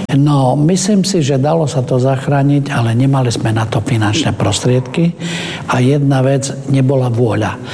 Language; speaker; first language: Slovak; non-native, local second language; Romany